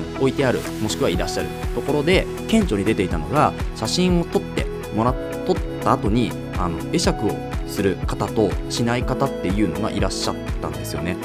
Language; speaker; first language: Japanese; native; Japanese